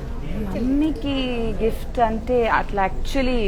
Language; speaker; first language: Telugu; non-native, local second language; Tamil